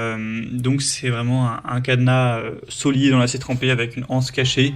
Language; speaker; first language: French; native; French